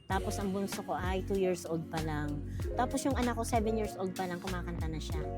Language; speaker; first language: Filipino; native; Filipino